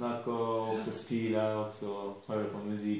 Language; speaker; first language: Norwegian; non-native, learner; Turkish